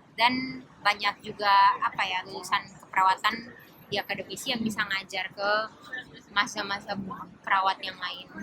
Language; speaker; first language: Indonesian; native; Indonesian